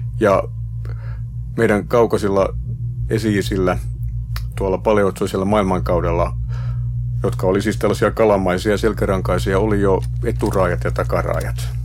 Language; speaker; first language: Finnish; native; Finnish